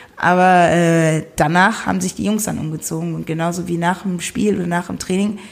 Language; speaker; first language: German; native; German